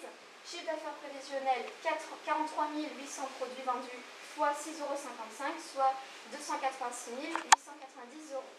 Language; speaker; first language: French; native; French